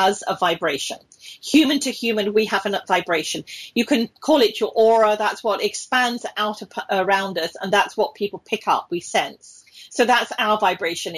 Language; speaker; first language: English; native; English